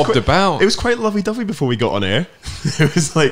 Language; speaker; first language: English; native; English